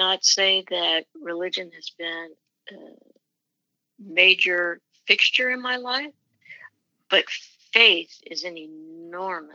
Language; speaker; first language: English; native; English